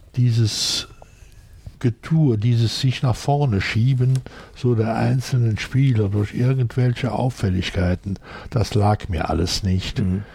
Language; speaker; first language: German; native; German